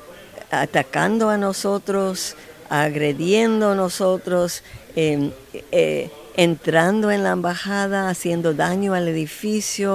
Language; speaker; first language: Spanish; non-native, fluent; English